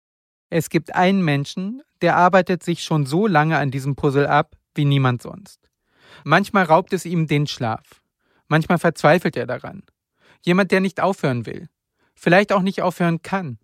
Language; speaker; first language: German; native; German